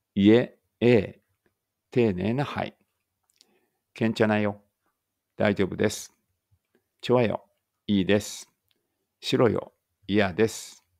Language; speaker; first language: Japanese; native; Japanese